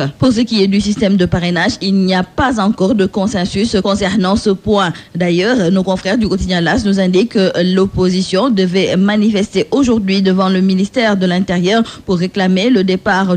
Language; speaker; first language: French; non-native, local second language; Wolof